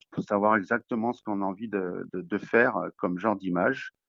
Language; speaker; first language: French; native; French